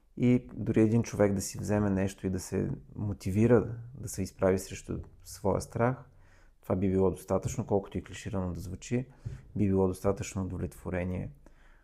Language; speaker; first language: Bulgarian; native; Bulgarian